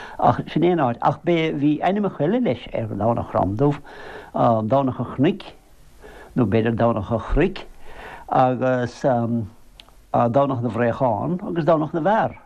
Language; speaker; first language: Irish; native; Irish